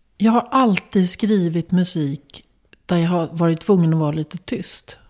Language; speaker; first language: Swedish; native; Swedish